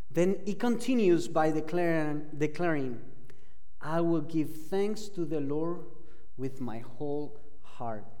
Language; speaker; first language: English; non-native, fluent; Spanish